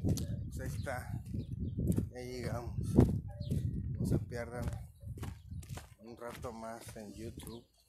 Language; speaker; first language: Spanish; native; Spanish